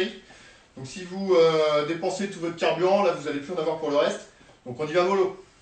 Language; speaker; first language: French; native; French